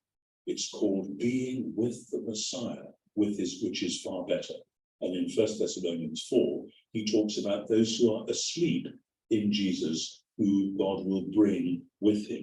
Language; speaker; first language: English; native; English